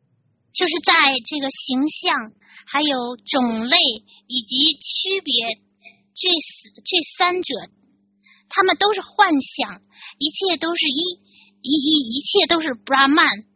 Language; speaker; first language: Chinese; native; Chinese